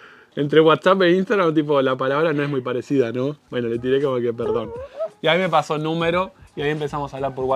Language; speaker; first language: Spanish; native; Spanish